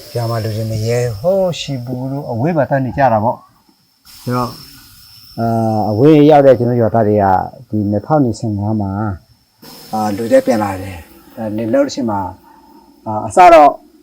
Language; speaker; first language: Burmese; non-native, local second language; S'gaw Karen